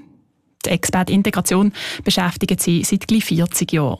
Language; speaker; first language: German; native; German